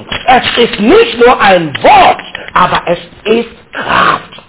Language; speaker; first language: German; non-native, learner; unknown